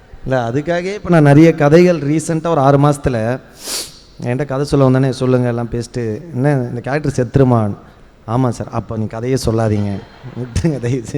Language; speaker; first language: Tamil; native; Tamil